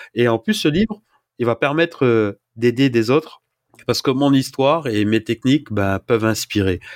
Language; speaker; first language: French; early bilingual, other home language; Arabic